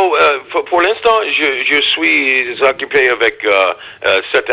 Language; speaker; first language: French; non-native, learner; English